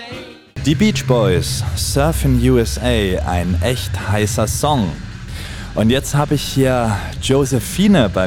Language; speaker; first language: German; native; German